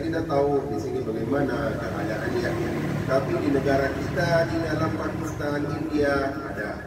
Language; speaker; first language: Indonesian; non-native, fluent; Urdu